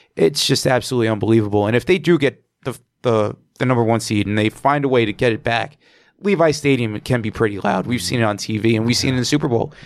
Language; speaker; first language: English; native; English